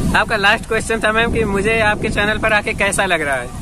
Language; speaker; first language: Hindi; native; Hindi